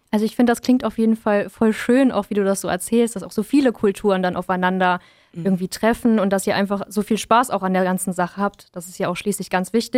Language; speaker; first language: German; native; German